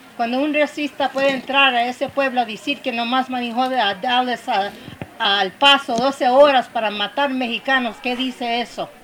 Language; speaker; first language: Spanish; early bilingual, heritage; Spanish